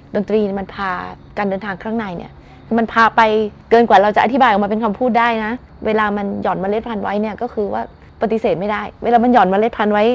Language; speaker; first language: Thai; native; Thai